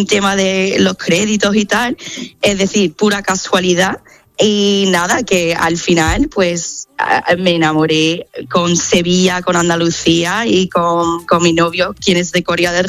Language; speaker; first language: Spanish; non-native, fluent; English